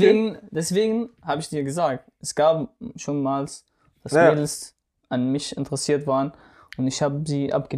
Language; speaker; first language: German; non-native, fluent; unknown